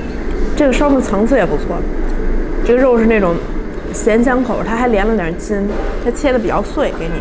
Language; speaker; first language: Chinese; native; Chinese